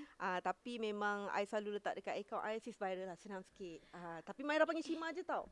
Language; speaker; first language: Malay; native; Malay